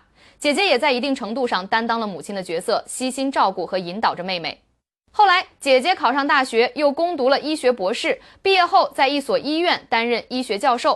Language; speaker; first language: Chinese; native; Chinese